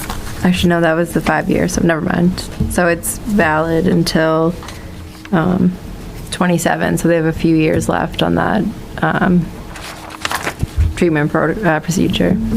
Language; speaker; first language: English; native; English